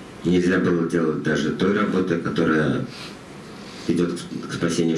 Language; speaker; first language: Russian; native; Russian